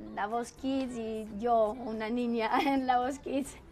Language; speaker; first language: Spanish; non-native, fluent; Romanian